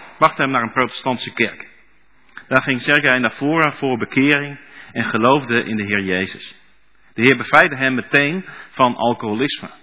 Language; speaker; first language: Dutch; non-native, learner; Russian